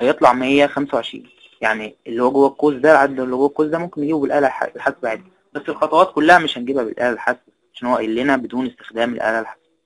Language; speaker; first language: Arabic; native; Arabic